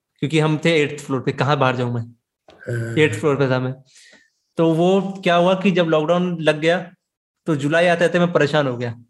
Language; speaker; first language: Hindi; native; Hindi